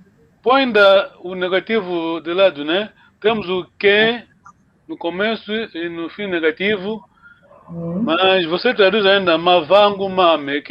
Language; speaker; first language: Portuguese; non-native, local second language; Kongo